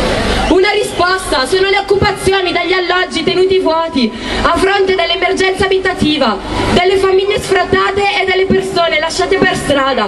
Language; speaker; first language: Italian; native; Italian